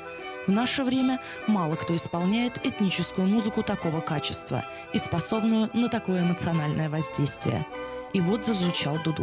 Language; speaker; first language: Russian; native; Russian